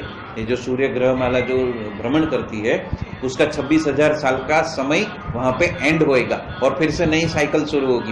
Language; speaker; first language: Hindi; non-native, local second language; Gujarati